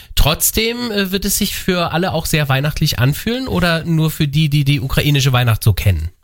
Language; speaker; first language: German; native; German